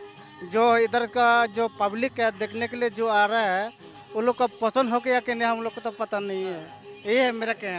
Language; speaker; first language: Hindi; non-native, local second language; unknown